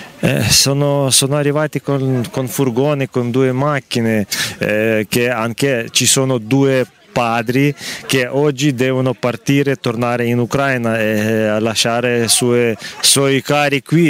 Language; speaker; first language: Italian; non-native, learner; Ukrainian